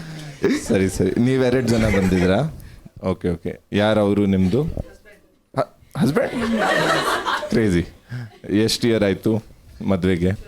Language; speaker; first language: Kannada; non-native, local second language; Punjabi